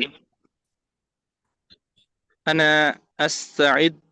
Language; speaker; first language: Arabic; non-native, learner; Indonesian